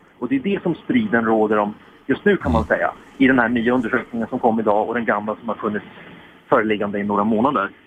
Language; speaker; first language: Swedish; native; Swedish